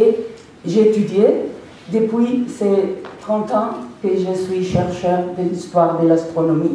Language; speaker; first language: French; non-native, fluent; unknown